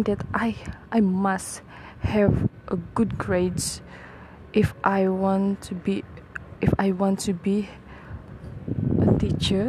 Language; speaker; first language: English; non-native, local second language; Malay